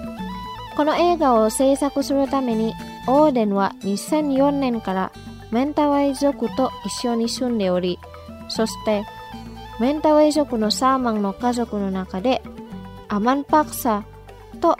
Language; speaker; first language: Japanese; non-native, fluent; Indonesian